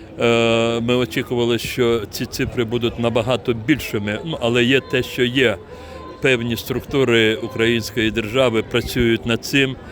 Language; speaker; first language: Ukrainian; non-native, local second language; Crimean Tatar